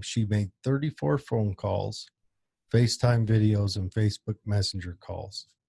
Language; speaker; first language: English; native; English